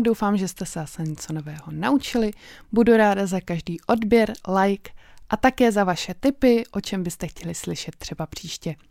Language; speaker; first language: Czech; native; Czech